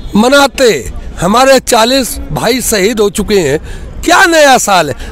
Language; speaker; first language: Hindi; native; Hindi